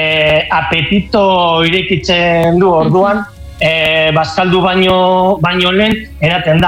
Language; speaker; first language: Basque; non-native, local second language; Spanish